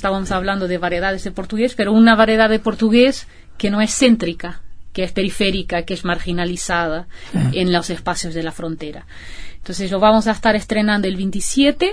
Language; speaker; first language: Spanish; non-native, fluent; Portuguese